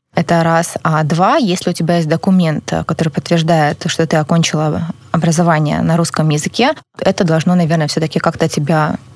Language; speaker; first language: Russian; native; Russian